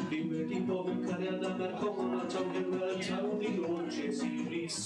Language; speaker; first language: Welsh; native; Welsh